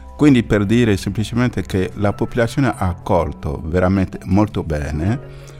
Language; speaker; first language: Italian; non-native, fluent; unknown